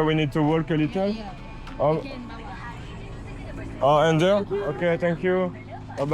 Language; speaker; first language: English; non-native, learner; French